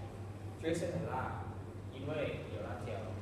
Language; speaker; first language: Chinese; non-native, learner; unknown